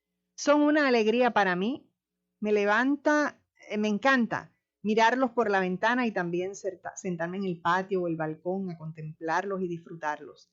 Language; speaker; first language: Spanish; native; Spanish